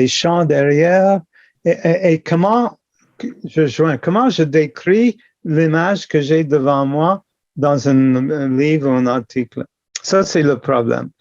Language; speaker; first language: French; non-native, local second language; English